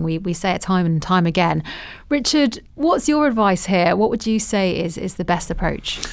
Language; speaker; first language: English; native; English